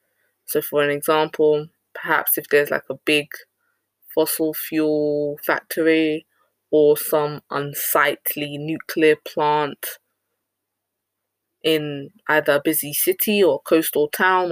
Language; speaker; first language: English; native; English